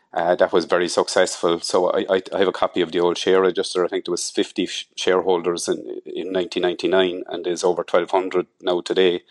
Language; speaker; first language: English; native; English